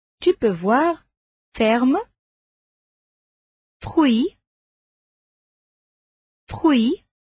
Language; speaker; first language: French; non-native, fluent; Arabic